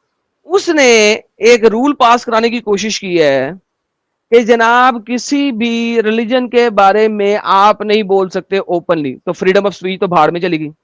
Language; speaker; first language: Hindi; native; Hindi